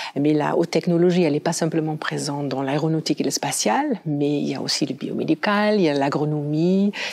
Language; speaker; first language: French; non-native, fluent; German